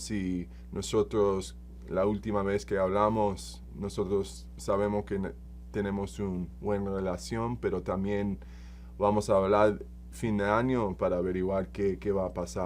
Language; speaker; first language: Spanish; early bilingual, heritage; Spanish